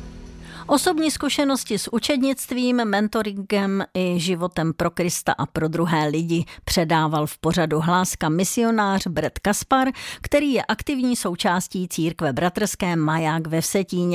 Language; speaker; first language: Czech; native; Czech